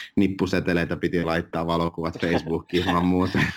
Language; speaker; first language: Finnish; early bilingual, other home language; Russian